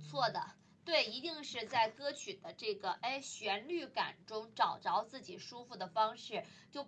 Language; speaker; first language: Chinese; native; Chinese